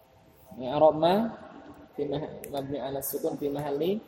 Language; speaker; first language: Arabic; non-native, fluent; Indonesian